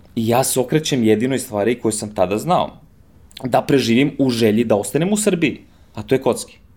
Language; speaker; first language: Serbian; early bilingual, heritage; Serbian